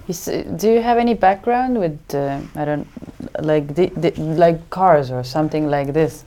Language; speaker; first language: English; non-native, fluent; Estonian